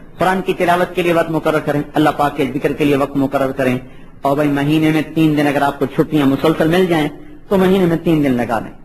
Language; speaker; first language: Urdu; non-native, local second language; Punjabi